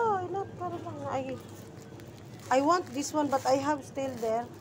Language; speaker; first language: English; non-native, learner; Filipino